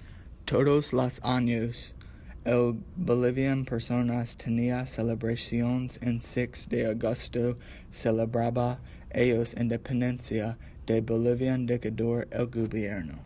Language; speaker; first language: Spanish; non-native, learner; English